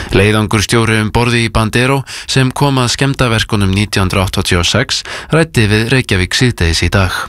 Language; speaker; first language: Icelandic; native; Icelandic